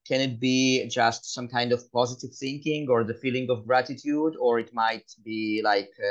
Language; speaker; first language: English; non-native, fluent; Hebrew